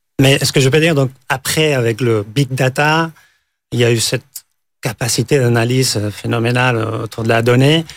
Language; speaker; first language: French; non-native, fluent; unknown